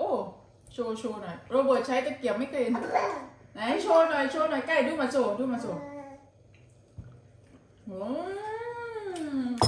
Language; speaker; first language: Dutch; non-native, learner; Thai